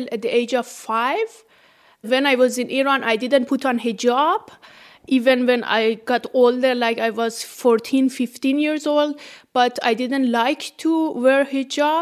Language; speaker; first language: English; non-native, fluent; Persian